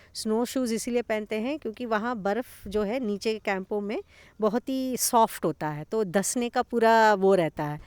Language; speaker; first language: Hindi; non-native, local second language; Kannada